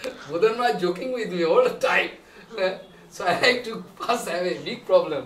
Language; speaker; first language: English; non-native, local second language; Bangla